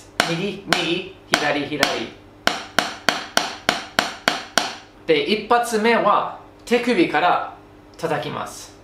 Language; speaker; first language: Japanese; non-native, fluent; English